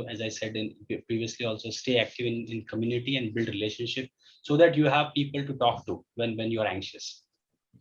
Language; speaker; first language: English; non-native, local second language; Hindi